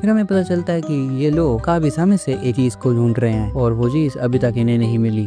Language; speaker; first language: Hindi; native; Hindi